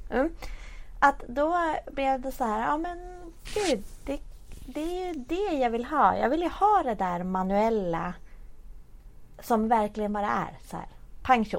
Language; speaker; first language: Swedish; native; Swedish